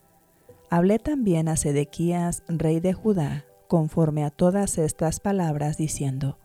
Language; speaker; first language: Spanish; native; Spanish